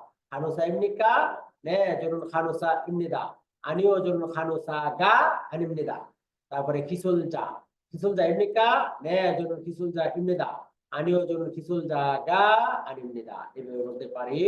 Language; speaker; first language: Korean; non-native, fluent; Bangla